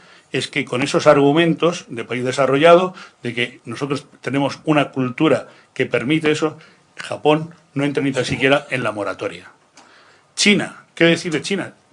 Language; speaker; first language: Spanish; native; Spanish